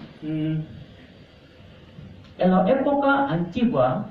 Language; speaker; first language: Spanish; non-native, fluent; Korean